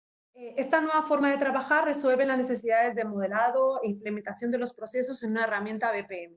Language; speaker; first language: Spanish; native; Spanish